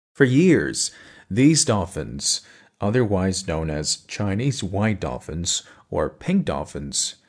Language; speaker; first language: English; non-native, fluent; Chinese